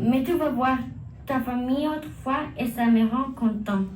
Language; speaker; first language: French; non-native, learner; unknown